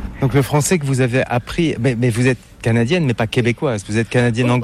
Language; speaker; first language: French; native; French